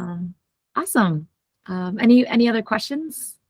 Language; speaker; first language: English; native; English